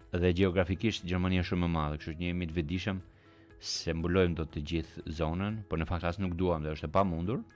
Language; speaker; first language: Albanian; early bilingual, heritage; Albanian